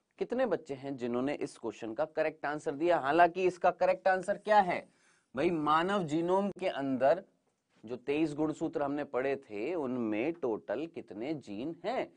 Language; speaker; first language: Hindi; native; Hindi